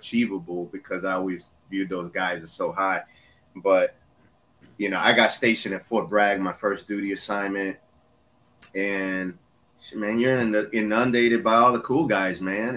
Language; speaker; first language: English; early bilingual, other home language; Spanish